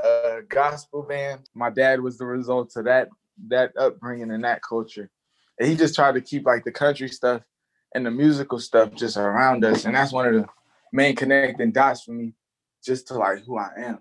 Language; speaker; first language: English; native; English